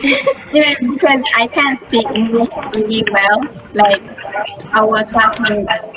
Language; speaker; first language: English; non-native, local second language; Malay